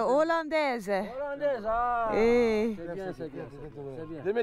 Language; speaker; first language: French; non-native, local second language; Arabic